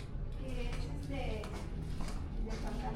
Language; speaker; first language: Spanish; native; Spanish